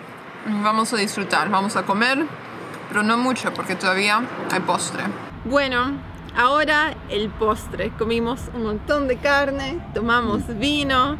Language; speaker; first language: Spanish; early bilingual, heritage; Spanish